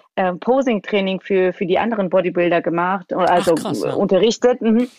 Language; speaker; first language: German; early bilingual, other home language; Georgian